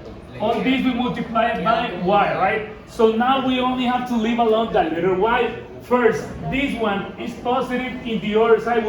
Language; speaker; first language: English; non-native, fluent; Spanish